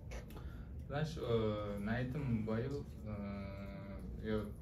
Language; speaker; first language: Russian; non-native, learner; Uzbek